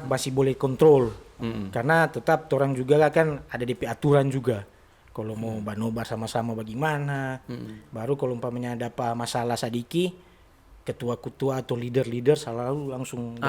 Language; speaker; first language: Indonesian; non-native, local second language; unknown